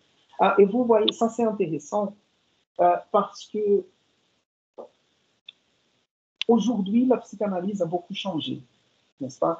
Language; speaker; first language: French; non-native, fluent; Portuguese